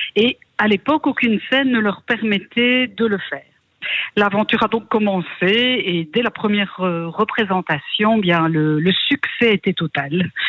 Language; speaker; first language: French; native; French